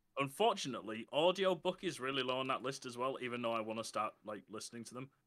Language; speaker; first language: English; native; English